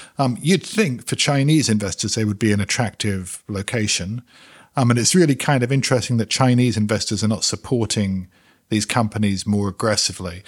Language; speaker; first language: English; native; English